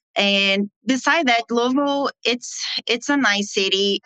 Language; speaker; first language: English; non-native, fluent; Portuguese